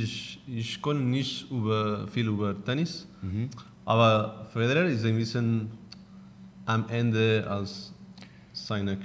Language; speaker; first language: German; non-native, learner; Spanish